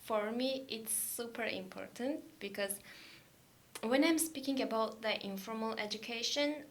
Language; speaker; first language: English; non-native, learner; Georgian